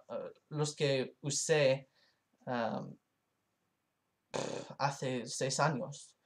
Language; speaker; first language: Spanish; non-native, learner; English